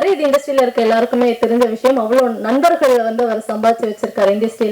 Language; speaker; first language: Tamil; native; Tamil